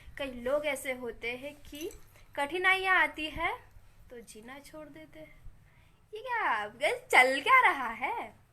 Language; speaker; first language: Hindi; non-native, local second language; Marathi